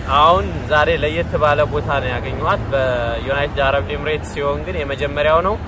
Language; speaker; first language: Amharic; native; Amharic